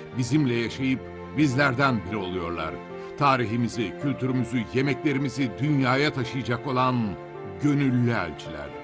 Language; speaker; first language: Turkish; native; Turkish